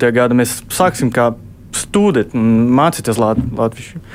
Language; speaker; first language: Latvian; early bilingual, other home language; Portuguese